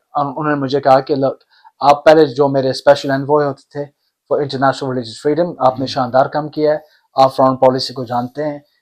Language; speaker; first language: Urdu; early bilingual, heritage; Urdu